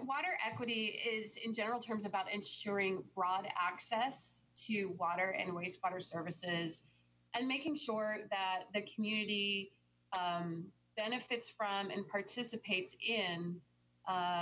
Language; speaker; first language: English; native; English